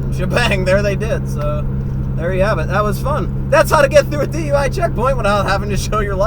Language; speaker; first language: English; native; English